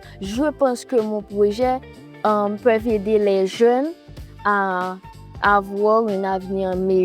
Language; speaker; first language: French; non-native, local second language; Haitian Creole